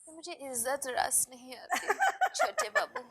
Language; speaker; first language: Hindi; native; Hindi